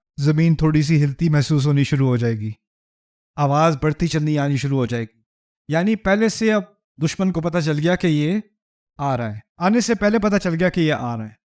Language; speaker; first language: Urdu; early bilingual, heritage; Urdu